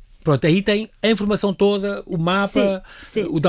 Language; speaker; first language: Portuguese; native; Portuguese